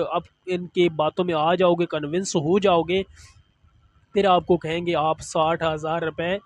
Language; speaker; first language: Urdu; non-native, local second language; Punjabi